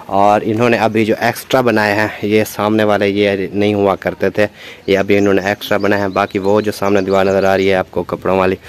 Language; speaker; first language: Urdu; non-native, local second language; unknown